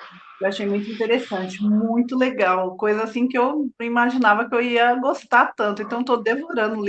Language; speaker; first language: Portuguese; native; Portuguese